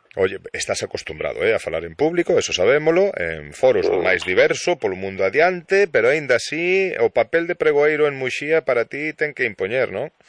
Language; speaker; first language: Galician; native; Galician